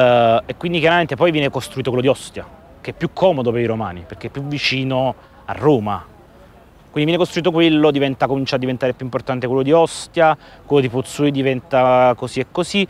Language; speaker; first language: Italian; native; Italian